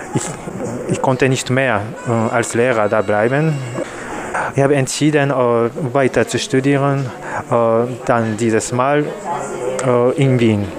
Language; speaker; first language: German; non-native, learner; Japanese